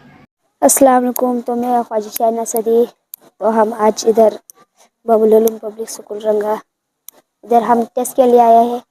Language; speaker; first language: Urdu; non-native, local second language; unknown